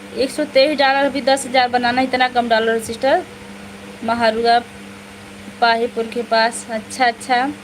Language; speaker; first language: Hindi; native; Hindi